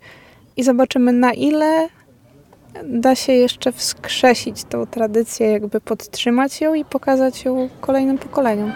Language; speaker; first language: Polish; native; Polish